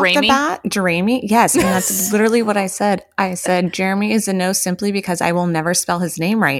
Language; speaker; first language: English; native; English